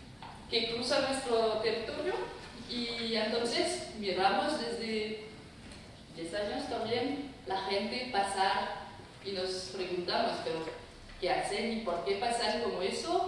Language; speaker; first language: Spanish; non-native, fluent; French